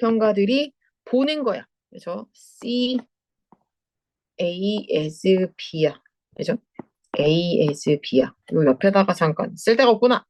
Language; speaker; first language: Korean; native; Korean